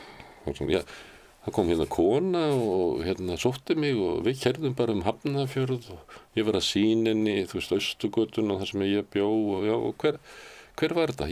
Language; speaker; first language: Icelandic; native; Icelandic